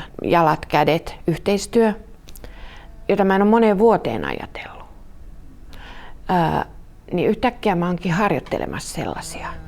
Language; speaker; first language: Finnish; native; Finnish